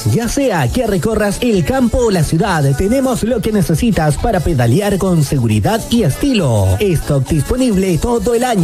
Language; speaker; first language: Spanish; native; Spanish